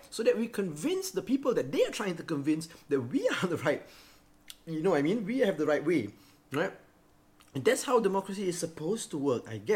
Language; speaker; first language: English; non-native, local second language; Malay